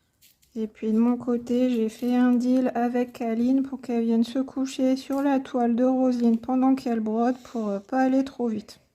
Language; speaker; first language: French; native; French